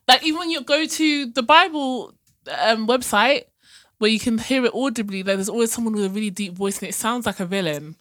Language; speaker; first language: English; native; English